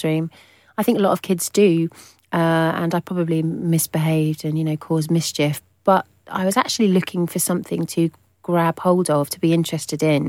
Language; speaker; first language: English; native; English